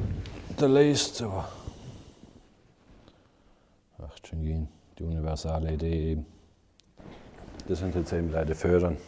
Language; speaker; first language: German; native; German